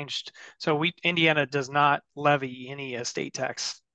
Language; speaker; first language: English; native; English